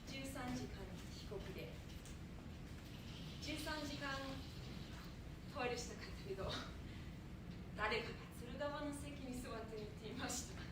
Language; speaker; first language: Japanese; non-native, fluent; German